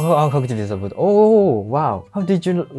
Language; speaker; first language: English; non-native, fluent; Japanese